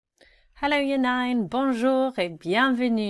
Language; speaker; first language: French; non-native, fluent; English